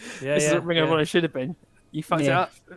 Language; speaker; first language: English; native; English